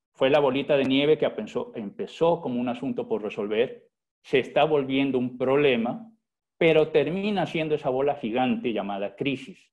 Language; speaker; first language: Spanish; native; Spanish